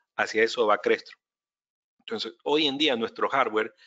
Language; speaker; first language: Spanish; native; Spanish